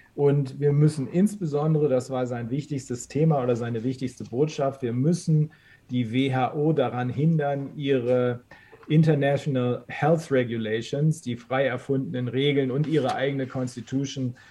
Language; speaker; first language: German; native; German